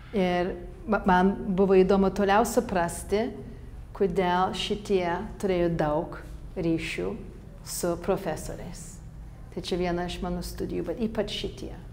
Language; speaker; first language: Lithuanian; early bilingual, heritage; Lithuanian